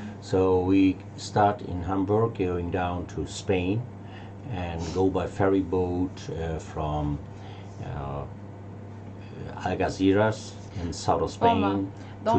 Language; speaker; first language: English; non-native, learner; German